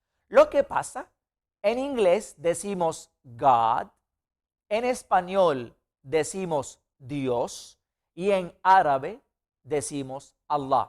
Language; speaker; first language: Spanish; non-native, fluent; Arabic